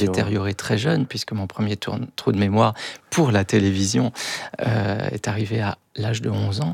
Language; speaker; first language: French; native; French